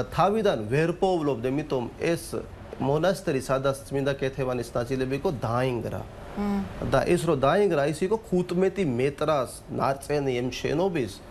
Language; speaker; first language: Georgian; non-native, fluent; Hindi